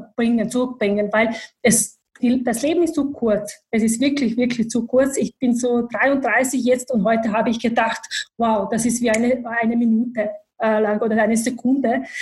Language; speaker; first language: German; non-native, fluent; Bosnian